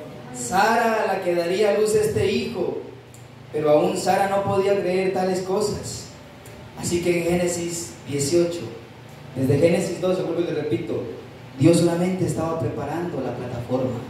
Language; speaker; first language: Spanish; native; Spanish